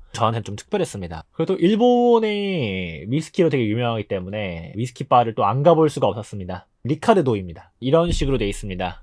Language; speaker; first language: Korean; native; Korean